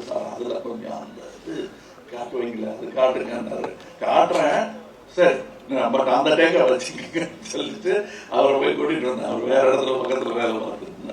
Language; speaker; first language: Tamil; native; Tamil